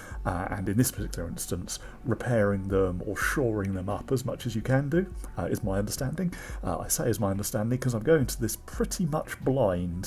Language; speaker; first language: English; native; English